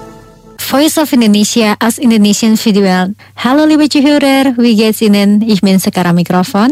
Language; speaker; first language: German; non-native, fluent; Indonesian